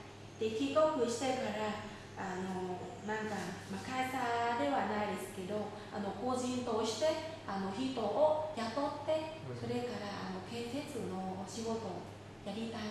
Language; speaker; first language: Japanese; non-native, fluent; Vietnamese